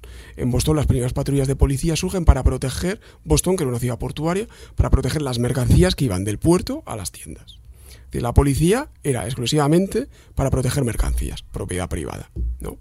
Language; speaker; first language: Spanish; native; Spanish